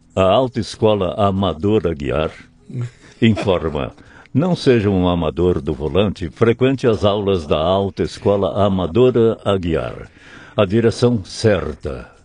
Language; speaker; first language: Portuguese; native; Portuguese